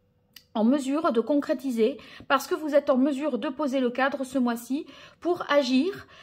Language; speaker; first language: French; native; French